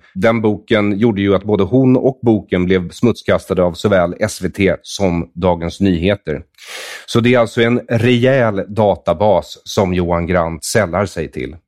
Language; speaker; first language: Swedish; native; Swedish